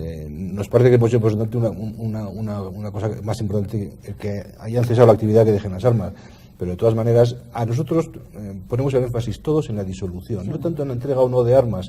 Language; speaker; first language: Spanish; native; Spanish